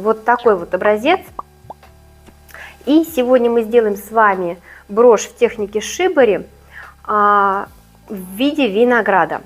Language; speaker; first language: Russian; native; Russian